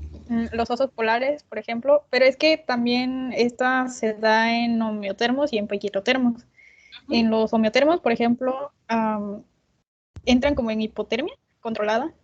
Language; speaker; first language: Spanish; native; Spanish